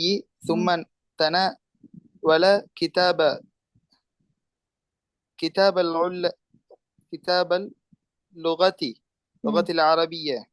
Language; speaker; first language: Arabic; non-native, learner; Tamil